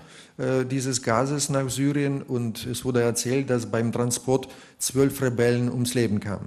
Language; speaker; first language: German; non-native, fluent; Russian